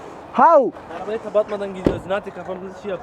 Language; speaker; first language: Turkish; early bilingual, other home language; Somali